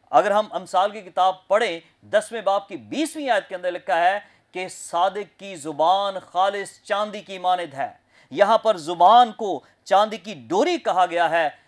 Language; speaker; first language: Urdu; non-native, local second language; Punjabi